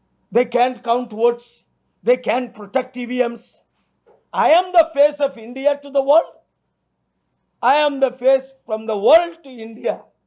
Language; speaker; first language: English; non-native, local second language; Telugu